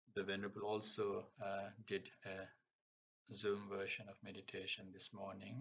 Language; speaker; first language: English; non-native, local second language; Sinhala